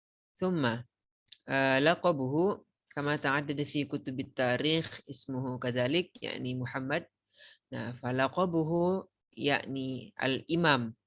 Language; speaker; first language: Arabic; non-native, fluent; Indonesian